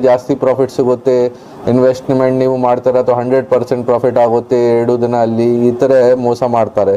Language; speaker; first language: Kannada; non-native, local second language; Hindi